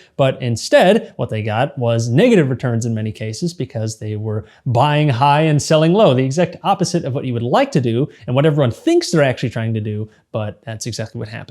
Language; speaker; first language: English; native; English